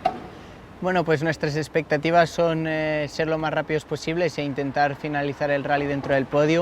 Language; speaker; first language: Spanish; native; Spanish